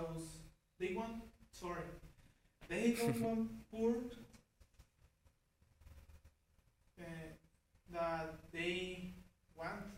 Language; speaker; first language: English; non-native, learner; Spanish